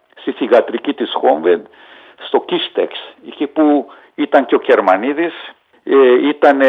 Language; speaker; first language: Greek; early bilingual, heritage; Hungarian